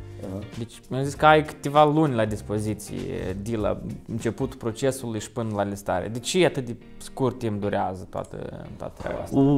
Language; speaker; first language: Romanian; native; Romanian